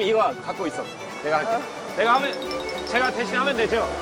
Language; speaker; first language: Korean; non-native, fluent; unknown